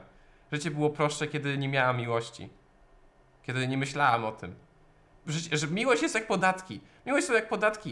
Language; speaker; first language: Polish; non-native, learner; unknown